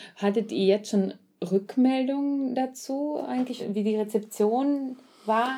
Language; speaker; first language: German; early bilingual, other home language; Russian